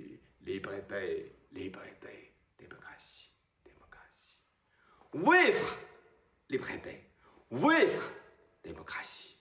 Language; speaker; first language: French; non-native, learner; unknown